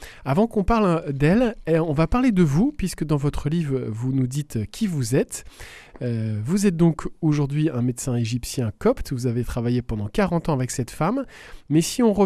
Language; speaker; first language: French; native; French